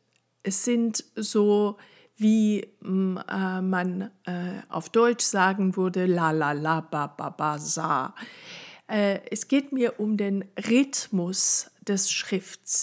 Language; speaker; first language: German; non-native, fluent; Persian